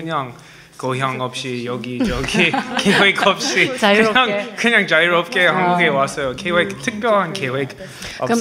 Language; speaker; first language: Korean; non-native, learner; English